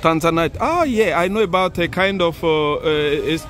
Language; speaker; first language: English; non-native, learner; Lingala